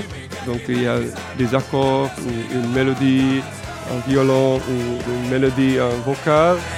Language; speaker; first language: French; non-native, fluent; Hungarian